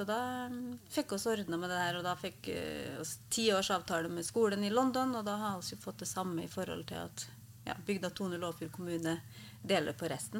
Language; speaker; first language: Norwegian; native; Norwegian